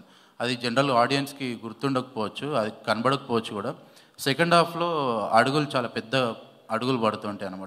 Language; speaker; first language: Telugu; native; Telugu